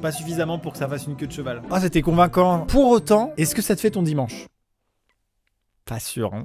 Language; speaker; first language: French; native; French